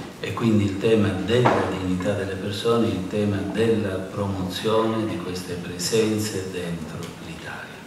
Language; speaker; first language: Italian; native; Italian